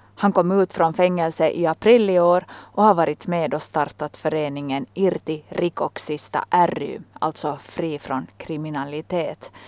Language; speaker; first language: Swedish; native; Swedish